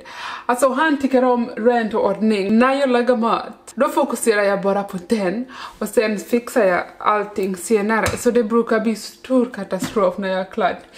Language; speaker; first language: Swedish; non-native, learner; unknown